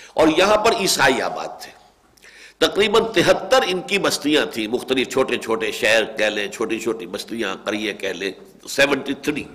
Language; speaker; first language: Urdu; native; Urdu